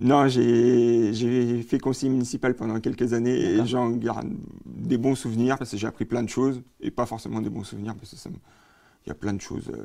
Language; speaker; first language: French; native; French